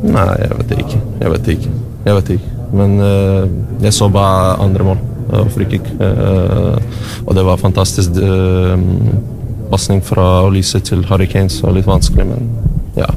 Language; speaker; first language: Norwegian; non-native, learner; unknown